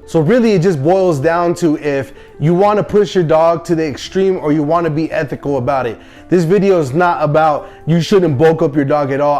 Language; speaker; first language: English; native; English